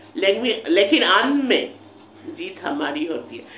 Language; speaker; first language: Hindi; non-native, local second language; Bangla